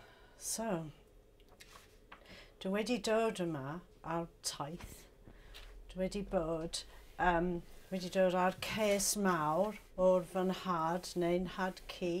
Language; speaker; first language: Welsh; non-native, learner; English